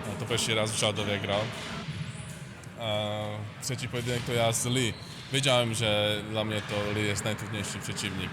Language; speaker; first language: Polish; non-native, learner; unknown